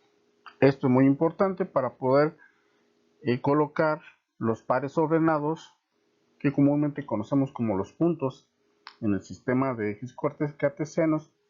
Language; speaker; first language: Spanish; native; Spanish